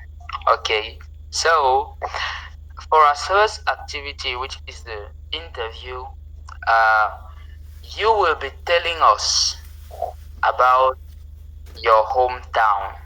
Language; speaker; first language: English; non-native, local second language; French